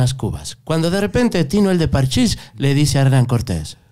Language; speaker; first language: Spanish; native; Spanish